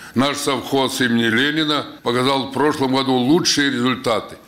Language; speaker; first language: Russian; native; Russian